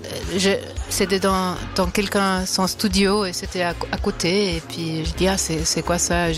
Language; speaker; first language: French; non-native, local second language; Swiss German